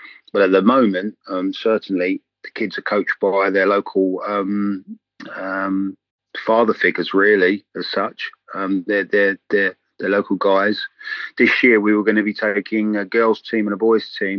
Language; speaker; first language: English; native; English